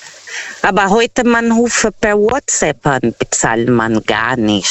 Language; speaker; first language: German; non-native, learner; Portuguese